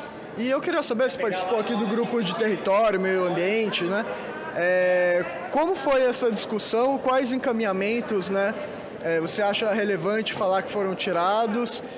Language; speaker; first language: Portuguese; native; Portuguese